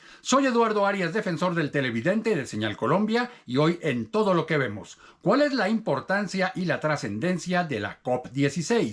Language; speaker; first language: Spanish; native; Spanish